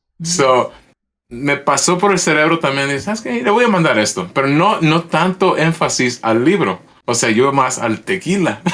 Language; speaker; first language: Spanish; early bilingual, heritage; Spanish